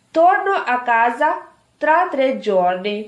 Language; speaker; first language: Italian; non-native, fluent; Urdu